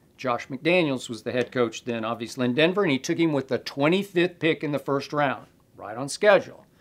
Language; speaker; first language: English; native; English